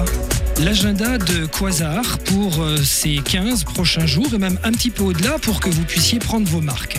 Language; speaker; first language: French; native; French